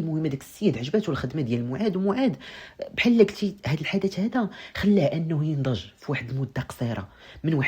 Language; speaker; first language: Arabic; native; Arabic